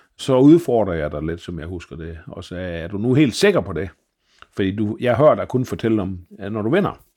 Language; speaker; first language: Danish; native; Danish